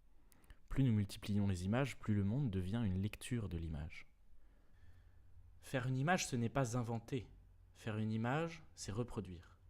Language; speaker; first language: French; native; French